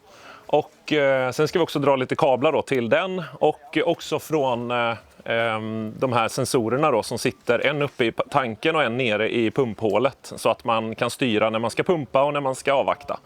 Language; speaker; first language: Swedish; native; Swedish